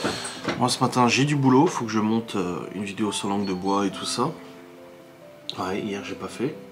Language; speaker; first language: French; native; French